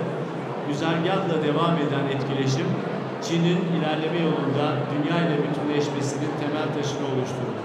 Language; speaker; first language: Turkish; native; Turkish